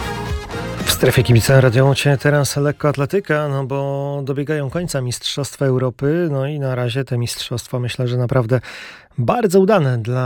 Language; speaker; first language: Polish; native; Polish